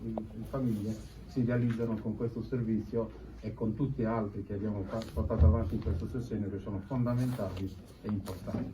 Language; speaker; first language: Italian; native; Italian